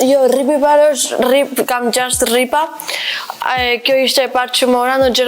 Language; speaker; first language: Albanian; early bilingual, heritage; Albanian